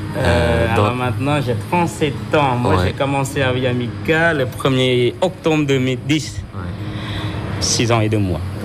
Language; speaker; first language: French; non-native, local second language; Khmer